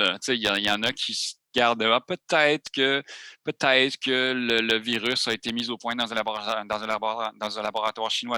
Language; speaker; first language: French; native; French